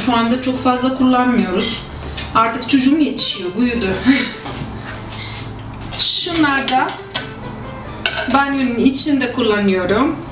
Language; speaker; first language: Turkish; non-native, fluent; Arabic